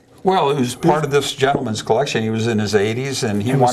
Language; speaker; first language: English; native; English